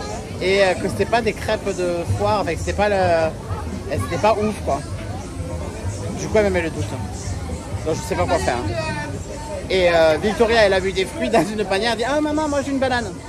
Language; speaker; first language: French; native; French